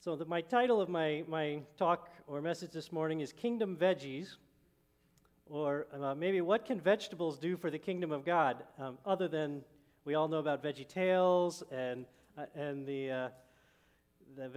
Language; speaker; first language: English; native; English